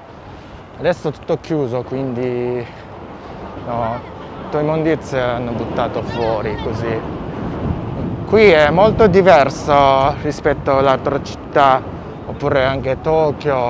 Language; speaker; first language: Italian; non-native, fluent; Japanese